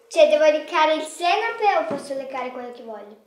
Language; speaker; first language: Italian; early bilingual, other home language; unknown